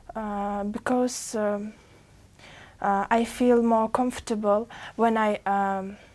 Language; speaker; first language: English; non-native, fluent; Uzbek